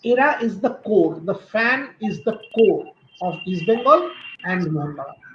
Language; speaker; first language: English; non-native, local second language; Bangla